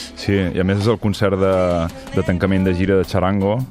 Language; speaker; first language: Catalan; native; Catalan